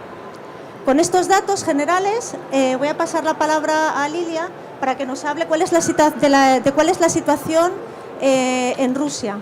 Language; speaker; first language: Spanish; native; Spanish